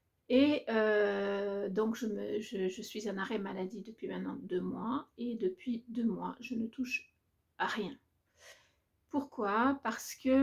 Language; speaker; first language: French; native; French